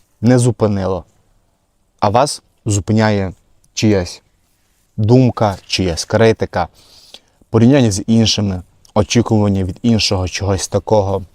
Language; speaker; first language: Ukrainian; non-native, local second language; Russian